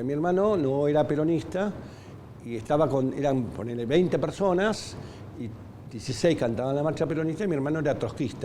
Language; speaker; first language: Spanish; native; Spanish